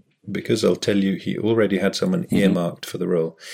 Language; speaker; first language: English; native; English